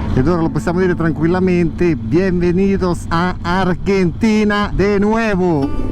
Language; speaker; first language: Spanish; non-native, learner; Italian